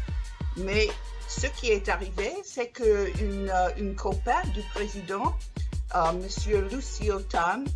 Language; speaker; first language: French; non-native, learner; English